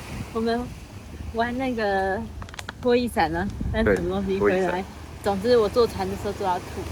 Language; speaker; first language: Chinese; native; Chinese